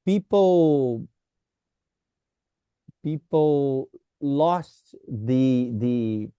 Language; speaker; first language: English; non-native, fluent; Portuguese